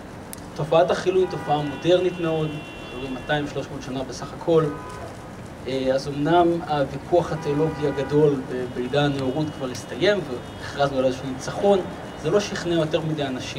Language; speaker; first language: Hebrew; native; Hebrew